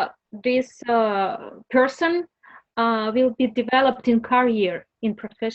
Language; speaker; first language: English; non-native, learner; Russian